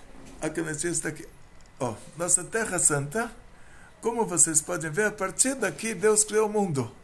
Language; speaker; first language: Portuguese; native; Portuguese